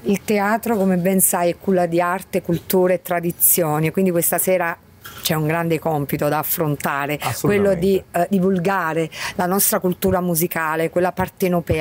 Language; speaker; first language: Italian; native; Italian